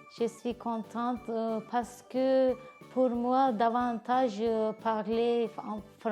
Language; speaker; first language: French; non-native, learner; Turkish